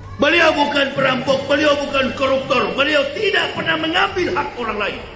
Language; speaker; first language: Indonesian; native; Indonesian